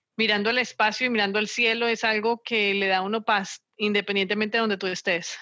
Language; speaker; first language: Spanish; native; Spanish